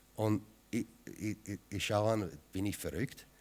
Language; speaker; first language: German; non-native, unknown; English